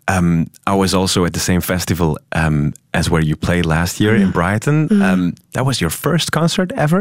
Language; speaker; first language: English; non-native, fluent; Dutch